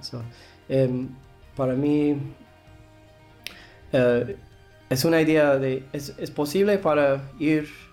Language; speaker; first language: Spanish; non-native, learner; English